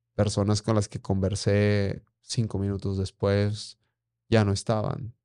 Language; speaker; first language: Spanish; native; Spanish